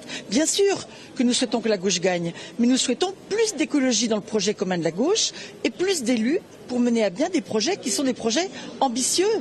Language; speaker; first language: French; native; French